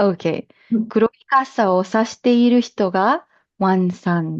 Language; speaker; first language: Japanese; non-native, fluent; Filipino